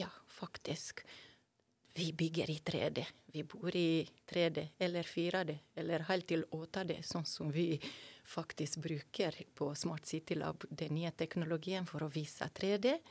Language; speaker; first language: Norwegian; non-native, fluent; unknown